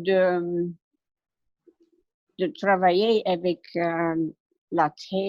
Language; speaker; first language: French; non-native, learner; English